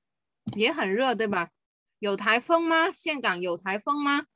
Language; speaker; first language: Chinese; non-native, fluent; Vietnamese